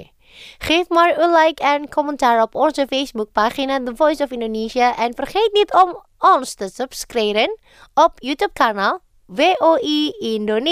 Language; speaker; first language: Dutch; non-native, fluent; Indonesian